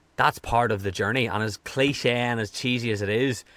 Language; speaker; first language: English; native; English